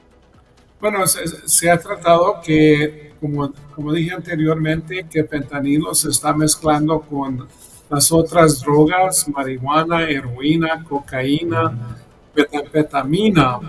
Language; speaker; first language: Spanish; early bilingual, heritage; Spanish